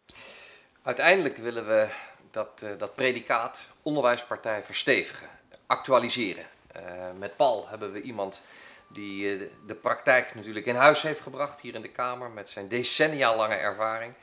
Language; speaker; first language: Dutch; native; Dutch